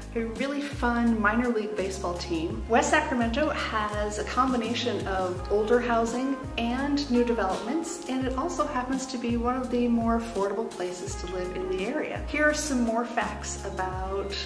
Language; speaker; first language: English; native; English